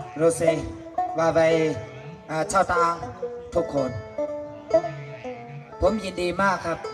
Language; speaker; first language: Thai; non-native, fluent; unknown